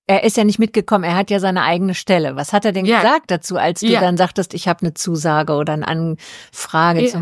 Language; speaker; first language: German; native; German